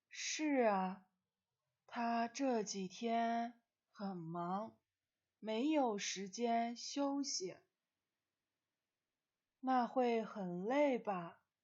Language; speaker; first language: Chinese; non-native, fluent; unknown